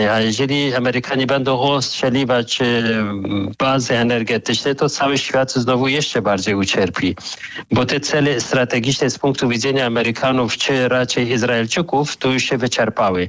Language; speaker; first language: Polish; non-native, fluent; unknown